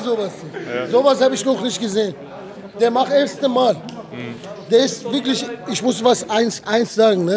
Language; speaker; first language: German; non-native, fluent; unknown